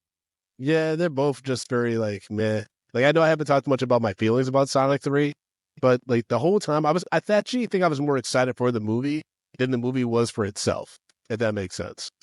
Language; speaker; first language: English; native; English